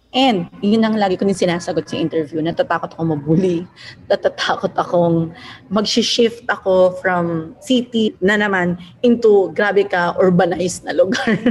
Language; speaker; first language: Filipino; non-native, local second language; Hiligaynon